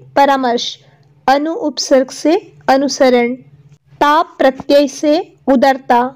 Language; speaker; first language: Hindi; non-native, local second language; Assamese